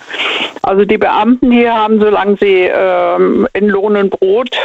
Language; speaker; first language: German; native; German